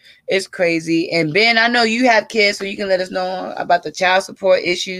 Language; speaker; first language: English; native; English